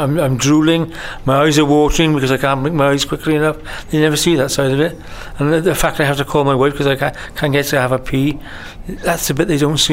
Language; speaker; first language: English; native; English